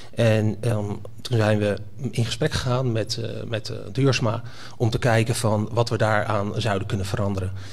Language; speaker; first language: Dutch; native; Dutch